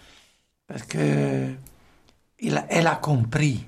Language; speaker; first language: French; non-native, fluent; Italian